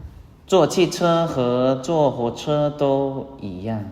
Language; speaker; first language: Chinese; non-native, fluent; Lao